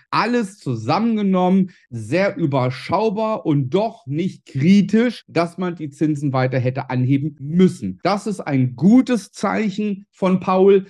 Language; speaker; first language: German; native; German